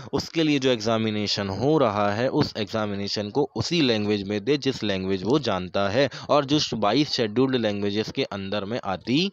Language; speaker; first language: Hindi; native; Hindi